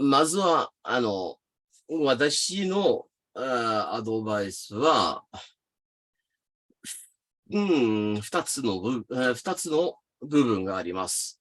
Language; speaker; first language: Japanese; non-native, fluent; English